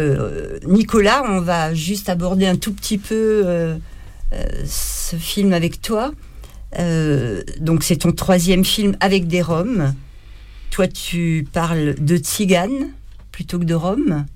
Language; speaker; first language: French; native; French